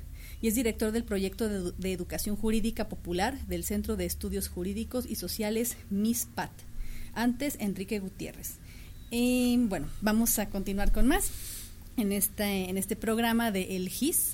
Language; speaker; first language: Spanish; native; Spanish